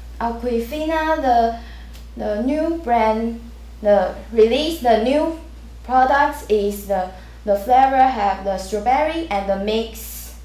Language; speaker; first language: English; non-native, learner; Chinese